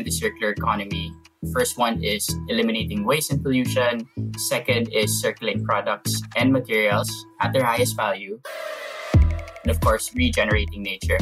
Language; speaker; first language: English; non-native, local second language; Filipino